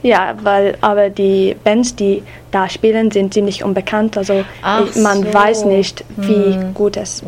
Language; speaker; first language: German; non-native, learner; English